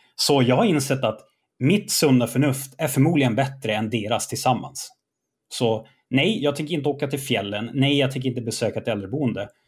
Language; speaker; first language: Swedish; native; Swedish